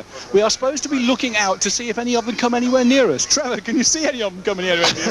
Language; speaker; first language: English; native; English